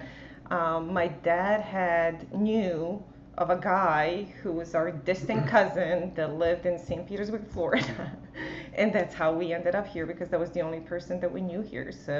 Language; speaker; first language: English; non-native, fluent; Bosnian